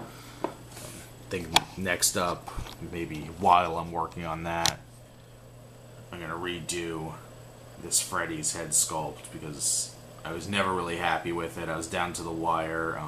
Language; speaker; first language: English; native; English